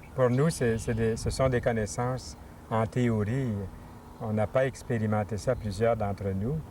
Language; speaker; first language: French; native; French